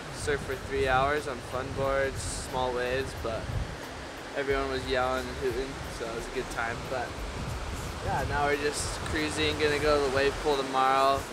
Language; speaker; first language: English; native; English